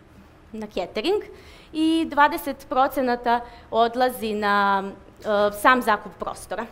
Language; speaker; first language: Serbian; native; Serbian